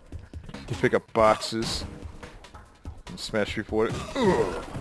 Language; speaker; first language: English; native; English